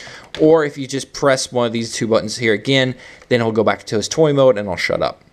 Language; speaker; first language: English; native; English